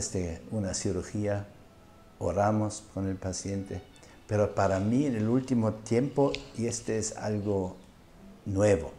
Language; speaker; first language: Spanish; non-native, fluent; German